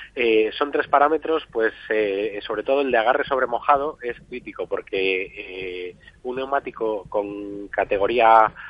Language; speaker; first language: Spanish; native; Spanish